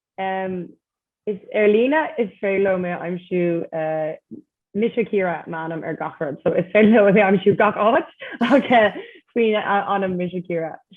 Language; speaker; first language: Irish; non-native, local second language; English